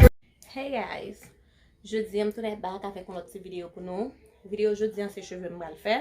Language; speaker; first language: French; non-native, local second language; Haitian Creole